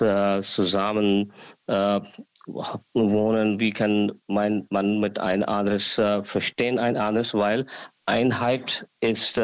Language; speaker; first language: German; non-native, learner; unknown